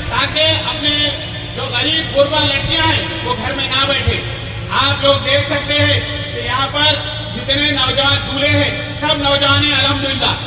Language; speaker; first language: Urdu; native; Urdu